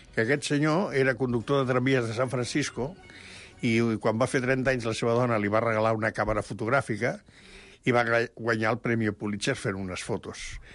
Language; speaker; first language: Catalan; native; Catalan